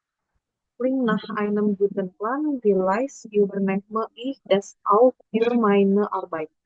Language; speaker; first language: German; non-native, learner; Indonesian